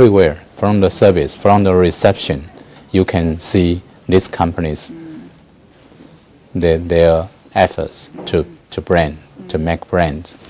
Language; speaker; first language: English; non-native, fluent; Chinese